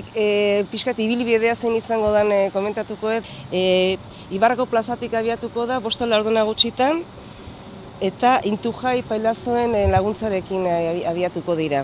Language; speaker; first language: Basque; native; Basque